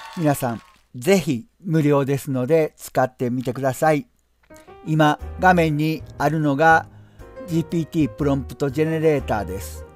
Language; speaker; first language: Japanese; native; Japanese